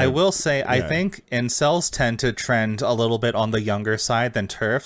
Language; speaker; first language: English; native; English